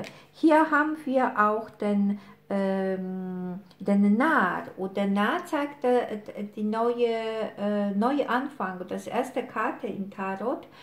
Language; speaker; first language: German; non-native, fluent; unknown